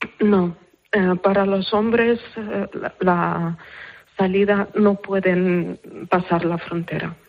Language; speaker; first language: Spanish; non-native, fluent; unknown